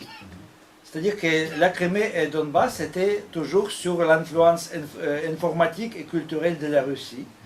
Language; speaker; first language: French; non-native, fluent; Russian